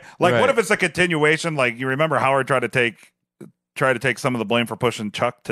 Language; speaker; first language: English; native; English